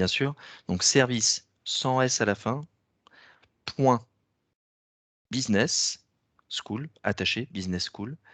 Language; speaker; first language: French; native; French